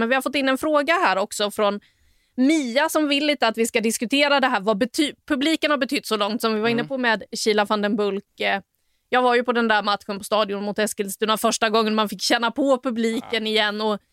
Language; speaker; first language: Swedish; native; Swedish